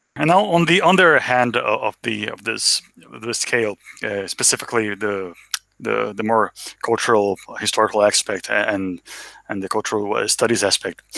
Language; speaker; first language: English; non-native, fluent; Portuguese